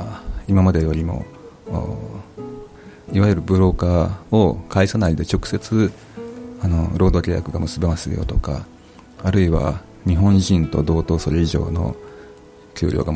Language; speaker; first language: Japanese; native; Japanese